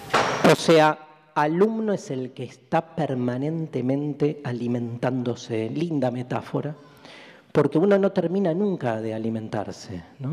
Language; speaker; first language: Spanish; native; Spanish